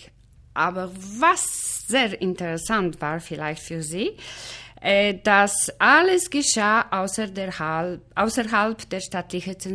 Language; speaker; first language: German; non-native, fluent; Polish